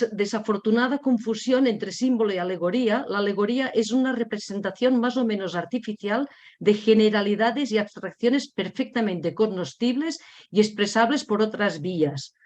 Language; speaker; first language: Spanish; non-native, local second language; Catalan